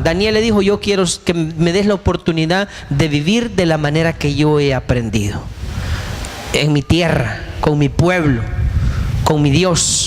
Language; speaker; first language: Spanish; native; Spanish